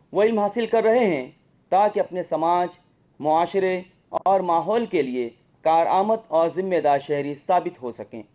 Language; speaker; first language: Urdu; native; Urdu